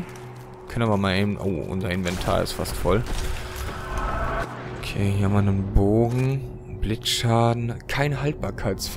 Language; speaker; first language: German; native; German